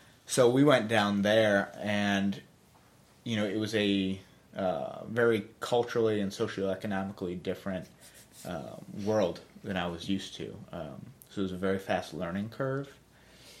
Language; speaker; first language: English; native; English